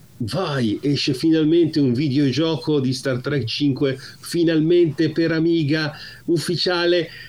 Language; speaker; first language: Italian; native; Italian